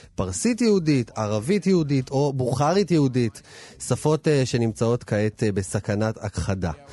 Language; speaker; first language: Hebrew; native; Hebrew